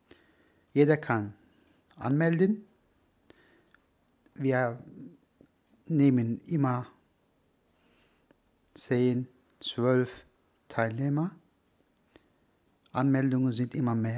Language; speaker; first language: German; non-native, learner; Turkish